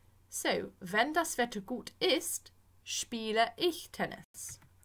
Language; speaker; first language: German; non-native, fluent; English